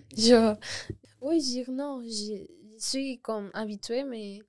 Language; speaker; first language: French; non-native, learner; Spanish